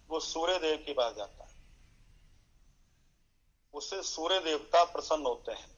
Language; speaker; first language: Hindi; native; Hindi